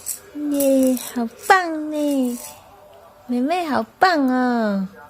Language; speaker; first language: Chinese; non-native, fluent; Indonesian